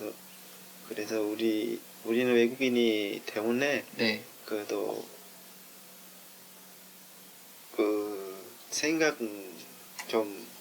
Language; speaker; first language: Korean; non-native, learner; Vietnamese